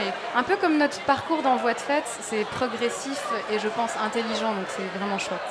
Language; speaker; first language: French; native; French